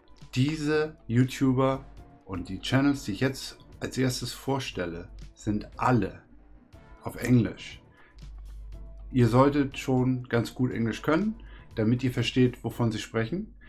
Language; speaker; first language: German; native; German